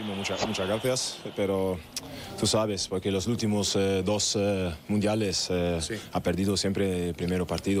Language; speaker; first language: Spanish; non-native, learner; German